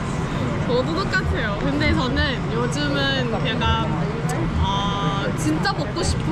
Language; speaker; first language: Korean; non-native, fluent; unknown